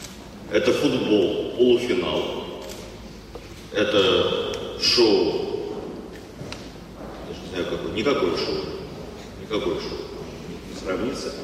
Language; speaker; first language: Russian; native; Russian